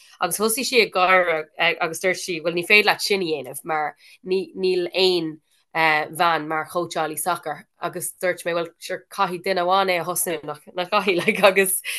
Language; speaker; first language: Irish; non-native, local second language; English